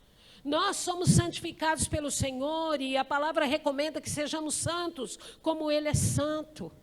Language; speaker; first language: Portuguese; native; Portuguese